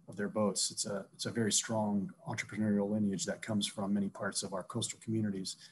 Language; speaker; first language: English; native; English